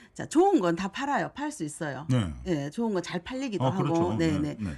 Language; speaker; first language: Korean; native; Korean